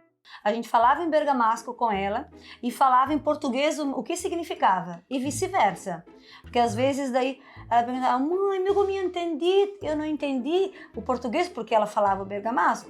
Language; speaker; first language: Portuguese; non-native, local second language; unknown